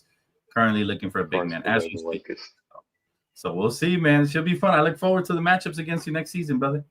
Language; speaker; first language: English; native; English